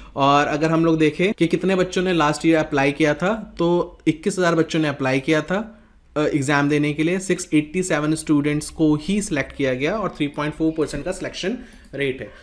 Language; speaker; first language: Hindi; native; Hindi